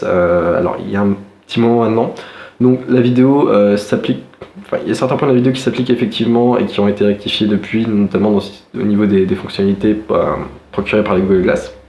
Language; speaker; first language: French; native; French